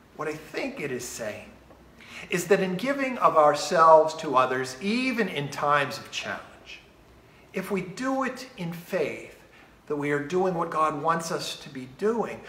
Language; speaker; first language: English; native; English